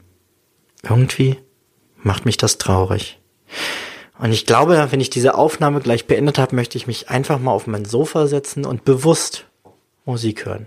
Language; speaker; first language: German; native; German